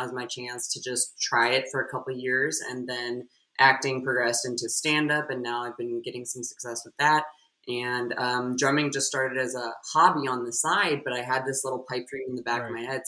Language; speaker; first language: English; native; English